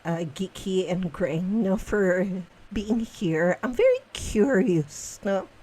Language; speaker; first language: English; non-native, local second language; Filipino